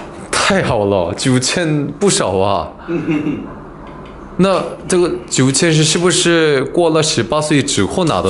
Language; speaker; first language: Chinese; non-native, fluent; Korean